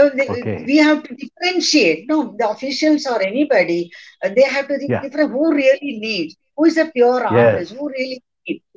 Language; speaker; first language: English; non-native, local second language; Malayalam